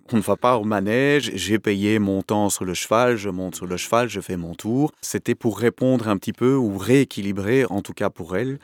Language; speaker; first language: French; native; French